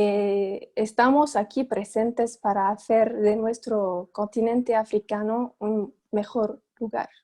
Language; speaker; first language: Spanish; non-native, fluent; Arabic